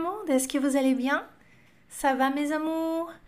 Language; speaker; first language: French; non-native, fluent; Portuguese